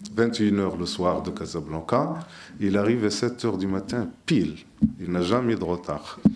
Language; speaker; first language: French; non-native, local second language; Arabic